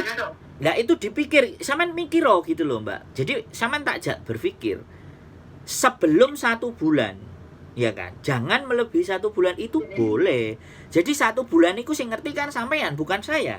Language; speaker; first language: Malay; non-native, local second language; Javanese